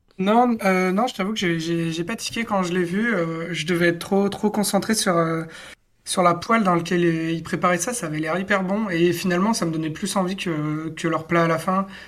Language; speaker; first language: French; native; French